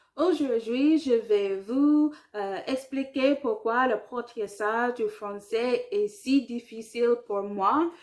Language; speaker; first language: French; non-native, learner; English